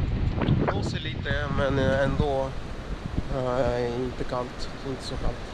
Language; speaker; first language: Swedish; early bilingual, other home language; Russian